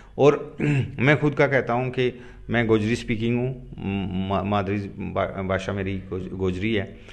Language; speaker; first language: Hindi; non-native, local second language; Gujari